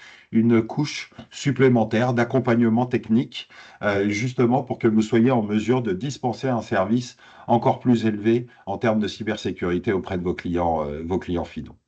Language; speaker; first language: French; native; French